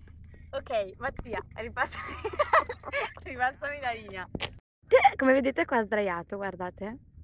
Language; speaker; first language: Italian; native; Italian